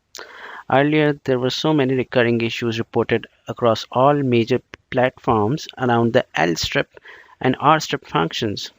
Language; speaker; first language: English; non-native, local second language; Bangla